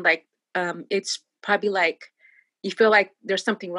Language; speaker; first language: English; native; English